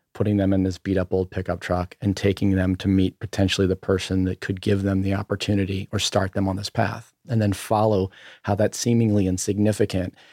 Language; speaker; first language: English; native; English